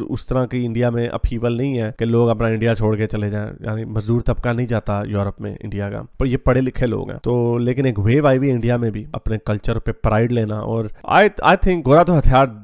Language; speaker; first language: Urdu; native; Urdu